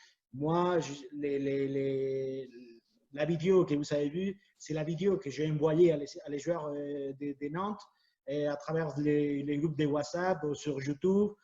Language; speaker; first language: French; non-native, fluent; Spanish